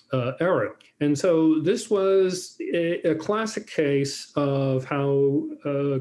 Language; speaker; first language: English; native; English